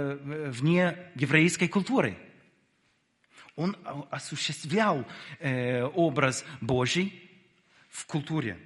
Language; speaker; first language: Russian; non-native, fluent; English